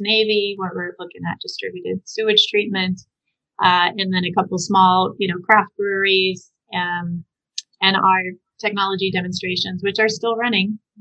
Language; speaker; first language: English; native; English